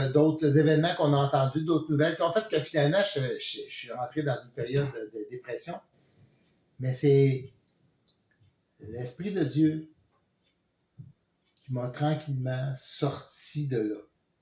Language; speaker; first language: French; native; French